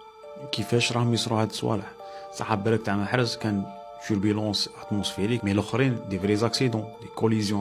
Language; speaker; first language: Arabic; native; Arabic